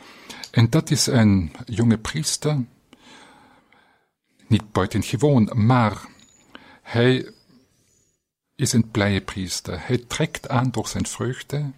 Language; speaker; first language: Dutch; non-native, fluent; German